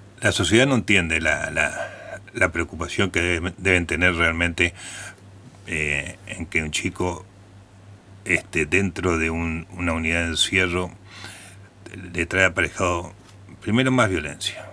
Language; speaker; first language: Spanish; native; Spanish